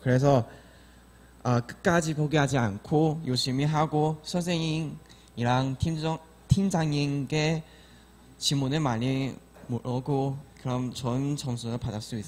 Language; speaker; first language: Korean; non-native, learner; Chinese